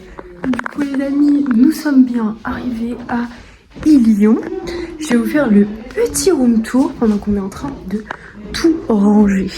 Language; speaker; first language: French; native; French